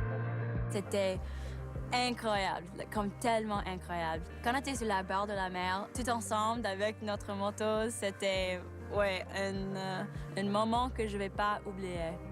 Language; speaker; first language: French; non-native, learner; English